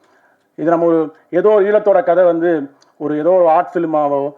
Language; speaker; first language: Tamil; native; Tamil